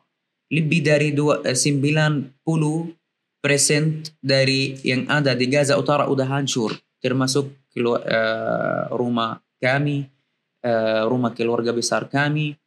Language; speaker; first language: Indonesian; non-native, learner; Arabic